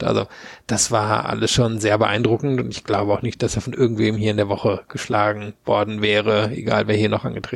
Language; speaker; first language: German; native; German